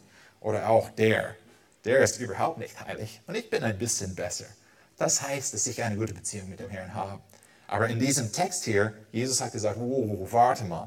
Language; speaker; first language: German; non-native, fluent; English